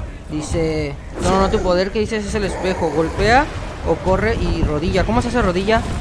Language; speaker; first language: Spanish; native; Spanish